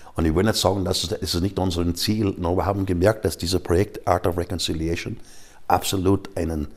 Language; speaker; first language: German; non-native, fluent; English